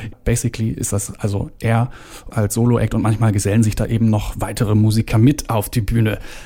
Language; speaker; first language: German; native; German